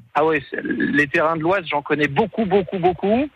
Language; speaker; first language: French; native; French